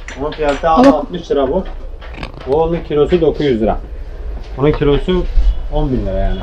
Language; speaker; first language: Turkish; native; Turkish